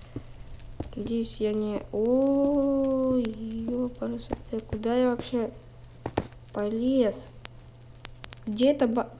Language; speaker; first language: Russian; native; Russian